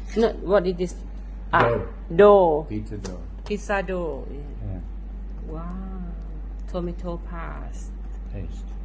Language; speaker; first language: English; non-native, learner; Thai